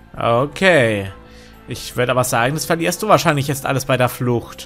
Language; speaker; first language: German; native; German